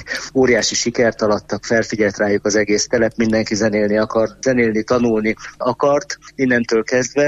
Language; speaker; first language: Hungarian; native; Hungarian